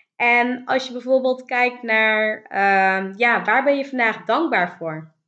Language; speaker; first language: Dutch; native; Dutch